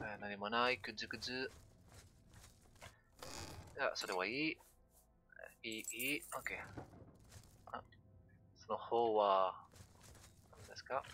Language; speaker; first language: Japanese; non-native, learner; French